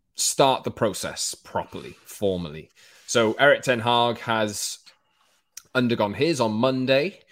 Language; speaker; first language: English; native; English